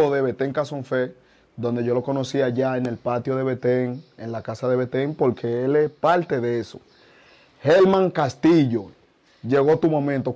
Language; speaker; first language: Spanish; native; Spanish